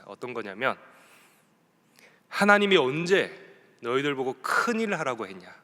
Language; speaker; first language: Korean; native; Korean